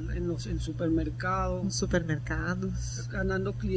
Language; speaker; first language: Portuguese; non-native, learner; Spanish